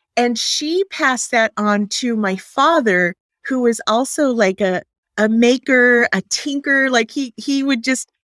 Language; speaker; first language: English; native; English